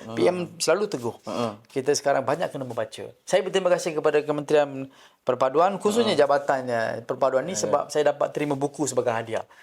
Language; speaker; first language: Malay; non-native, local second language; Tamil